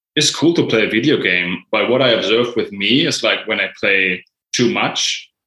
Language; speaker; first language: English; non-native, fluent; German